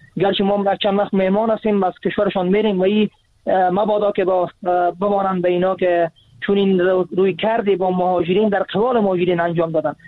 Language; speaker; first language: Persian; native; Persian